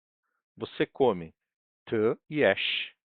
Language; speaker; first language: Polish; non-native, fluent; Portuguese